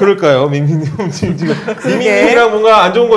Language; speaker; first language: Korean; native; Korean